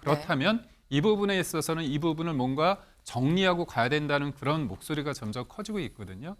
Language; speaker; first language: Korean; native; Korean